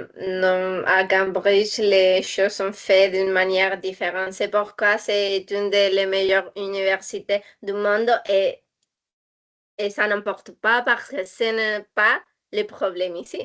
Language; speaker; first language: French; non-native, learner; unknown